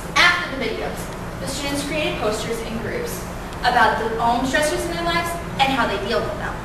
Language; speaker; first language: English; native; English